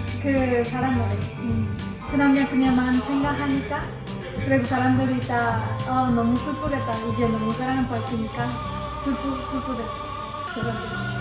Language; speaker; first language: Korean; non-native, learner; Spanish